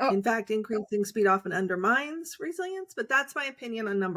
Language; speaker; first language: English; native; English